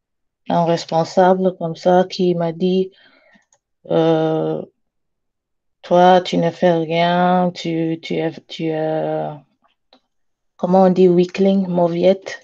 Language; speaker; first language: French; non-native, learner; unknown